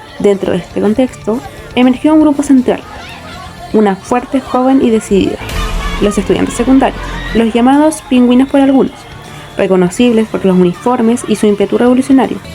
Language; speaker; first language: Spanish; native; Spanish